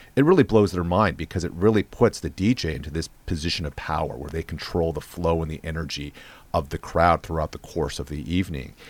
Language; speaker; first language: English; native; English